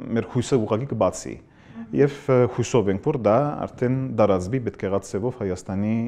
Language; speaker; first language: Armenian; early bilingual, heritage; Armenian